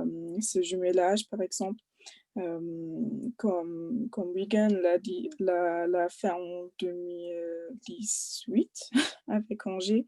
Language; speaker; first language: French; non-native, fluent; German